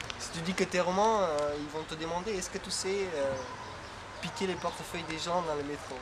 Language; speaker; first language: French; non-native, fluent; Romanian